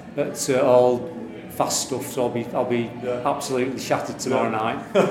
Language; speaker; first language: English; native; English